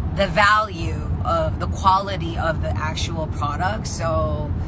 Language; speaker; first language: English; early bilingual, other home language; Korean